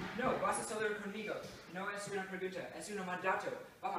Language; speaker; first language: Spanish; non-native, learner; English